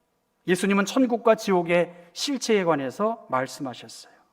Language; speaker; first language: Korean; native; Korean